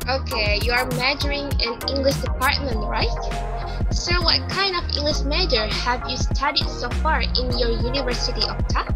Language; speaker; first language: English; non-native, learner; Indonesian